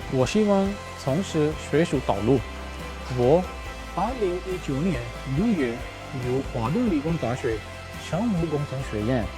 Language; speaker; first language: Chinese; non-native, fluent; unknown